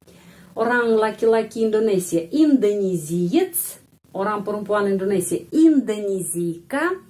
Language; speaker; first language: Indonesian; non-native, fluent; Russian